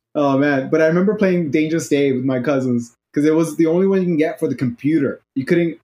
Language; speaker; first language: English; non-native, local second language; Urdu